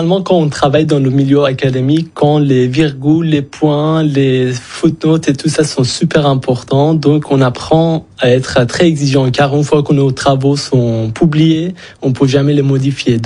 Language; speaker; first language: French; non-native, fluent; Persian